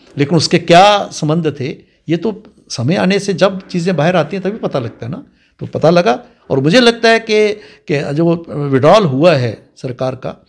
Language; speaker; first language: Hindi; non-native, local second language; Dogri